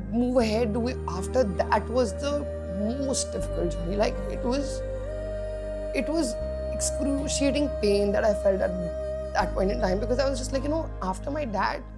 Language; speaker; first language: English; non-native, local second language; Hindi